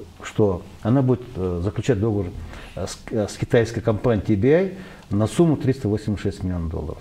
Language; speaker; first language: Russian; non-native, local second language; Kyrgyz